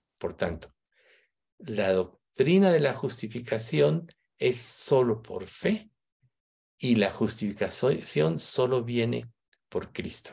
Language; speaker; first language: Spanish; native; Spanish